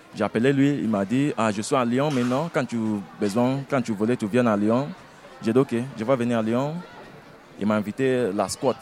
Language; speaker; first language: French; non-native, fluent; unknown